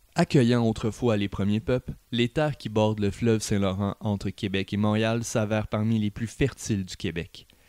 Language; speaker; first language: French; native; French